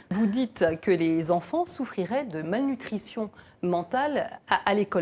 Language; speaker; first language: French; native; French